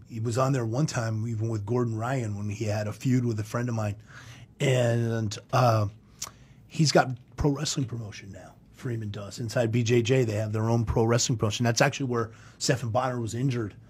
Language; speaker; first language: English; native; English